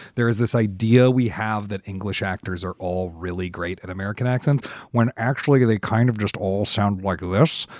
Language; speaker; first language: English; native; English